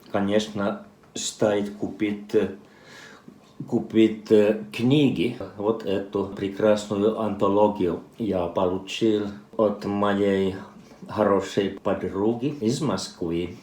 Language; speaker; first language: Russian; non-native, fluent; Finnish